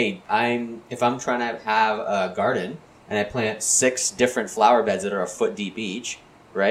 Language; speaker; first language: English; native; English